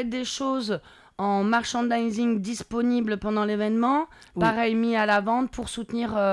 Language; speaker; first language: French; native; French